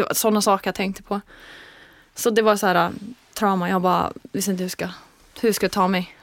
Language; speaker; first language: Swedish; non-native, fluent; Icelandic